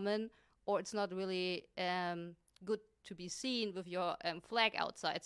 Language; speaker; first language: English; non-native, fluent; German